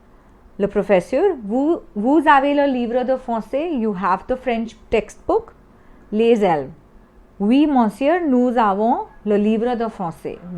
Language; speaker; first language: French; non-native, fluent; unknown